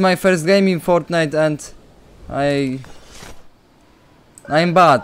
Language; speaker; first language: English; non-native, learner; Polish